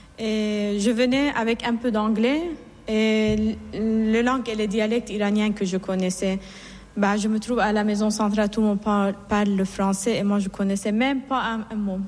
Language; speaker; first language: French; non-native, fluent; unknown